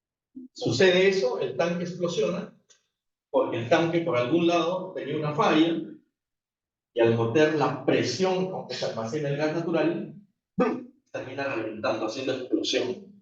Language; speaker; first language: Spanish; native; Spanish